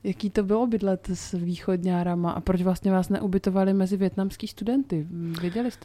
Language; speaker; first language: Czech; native; Czech